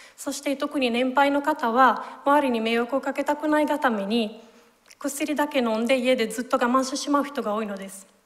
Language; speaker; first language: Japanese; non-native, fluent; Italian